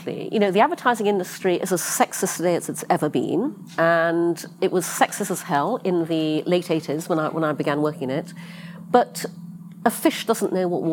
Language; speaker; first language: English; native; English